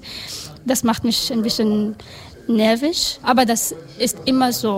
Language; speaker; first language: German; non-native, learner; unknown